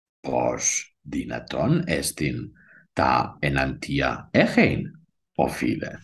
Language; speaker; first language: Greek; non-native, learner; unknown